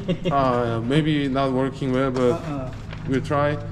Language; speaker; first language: English; non-native, learner; Korean